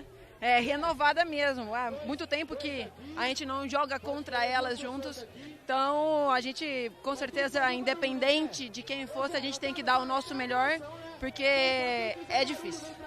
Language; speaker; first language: Portuguese; native; Portuguese